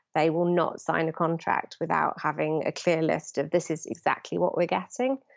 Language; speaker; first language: English; native; English